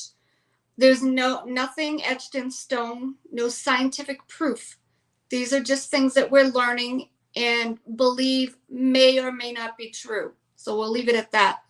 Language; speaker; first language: English; native; English